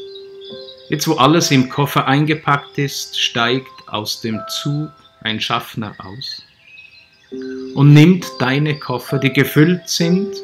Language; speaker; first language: German; native; German